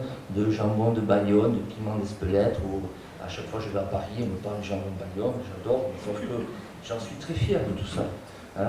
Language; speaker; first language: French; native; French